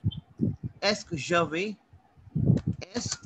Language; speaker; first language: French; non-native, learner; Hindi